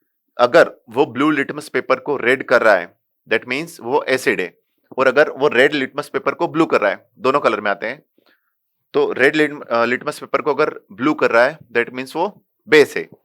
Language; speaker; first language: Hindi; native; Hindi